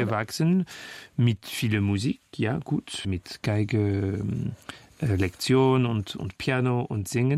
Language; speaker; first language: German; non-native, fluent; French